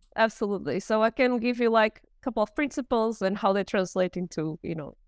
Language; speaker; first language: English; non-native, fluent; Portuguese